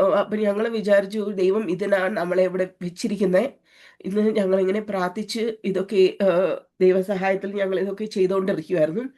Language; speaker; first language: Malayalam; early bilingual, heritage; Malayalam